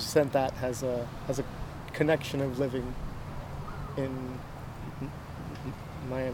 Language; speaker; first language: English; native; English